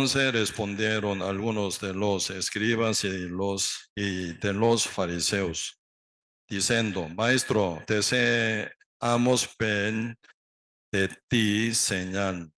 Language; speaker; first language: Spanish; non-native, learner; Korean